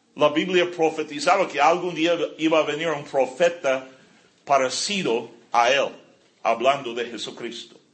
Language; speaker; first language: Spanish; non-native, fluent; English